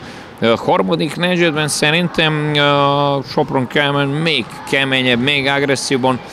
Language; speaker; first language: Hungarian; non-native, learner; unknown